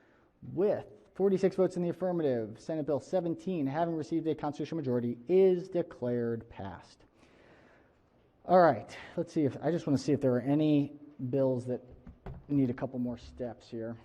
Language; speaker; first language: English; native; English